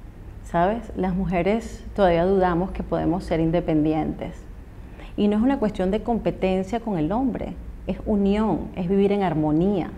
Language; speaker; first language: Spanish; native; Spanish